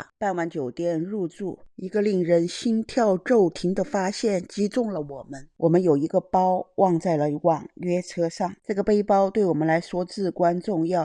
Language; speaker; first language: Chinese; native; Chinese